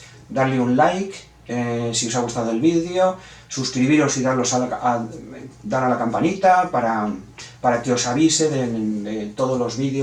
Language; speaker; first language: Spanish; native; Spanish